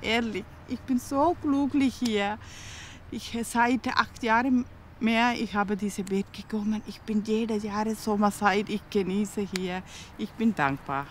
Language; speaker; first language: German; non-native, learner; Tamil